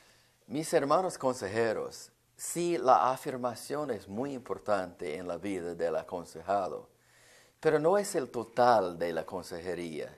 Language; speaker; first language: Spanish; non-native, fluent; English